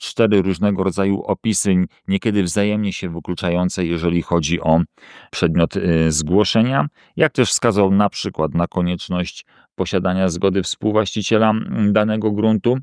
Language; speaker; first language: Polish; native; Polish